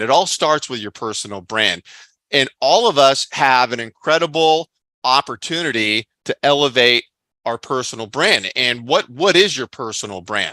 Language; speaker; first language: English; native; English